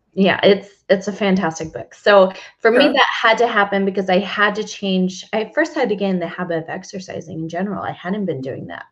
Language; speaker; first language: English; native; English